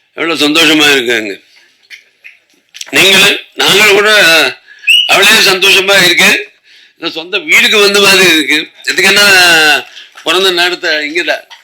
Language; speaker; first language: Tamil; non-native, local second language; Telugu